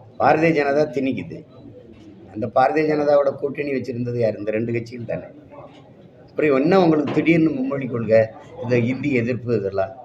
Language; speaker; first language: Tamil; native; Tamil